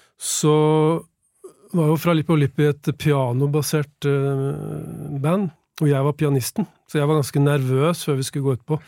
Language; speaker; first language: Norwegian; native; Norwegian